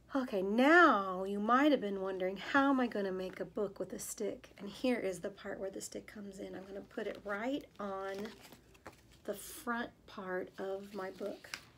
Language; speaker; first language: English; native; English